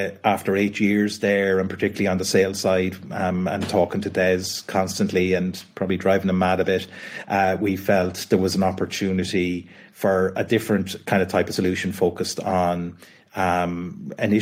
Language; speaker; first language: English; native; English